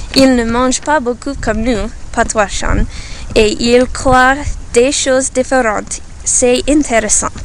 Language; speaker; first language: French; non-native, learner; English